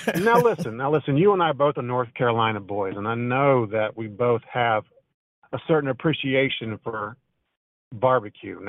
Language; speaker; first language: English; native; English